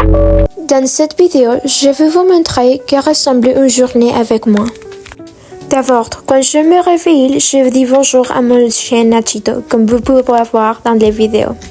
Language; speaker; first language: French; non-native, learner; Spanish